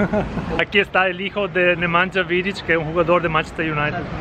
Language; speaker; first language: Spanish; non-native, fluent; Italian